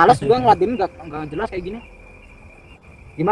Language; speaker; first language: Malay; non-native, local second language; Javanese